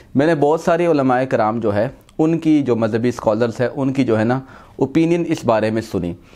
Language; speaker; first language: Urdu; non-native, local second language; Punjabi